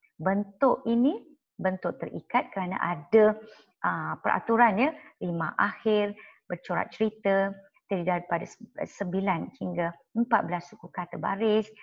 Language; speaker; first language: Malay; non-native, local second language; Chinese